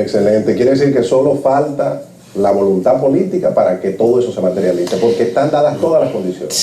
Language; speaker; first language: Spanish; native; Spanish